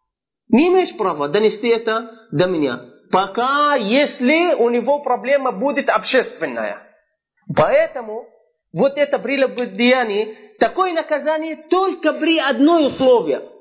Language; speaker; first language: Russian; non-native, fluent; Arabic